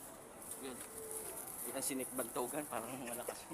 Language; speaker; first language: Filipino; native; Filipino